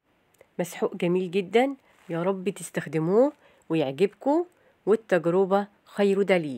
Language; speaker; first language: Arabic; native; Arabic